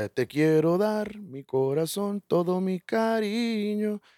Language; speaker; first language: Spanish; early bilingual, heritage; Spanish